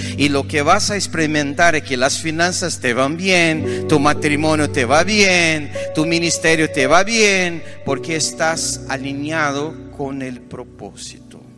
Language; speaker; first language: Spanish; non-native, fluent; Portuguese